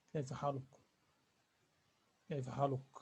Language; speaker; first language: Arabic; non-native, fluent; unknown